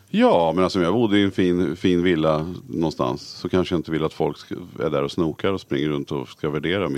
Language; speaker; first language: Swedish; native; Swedish